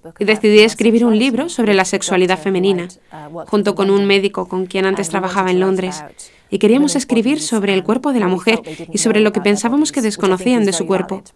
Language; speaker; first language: Spanish; non-native, fluent; English